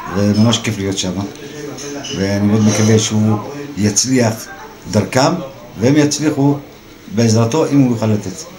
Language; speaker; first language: Hebrew; non-native, local second language; Arabic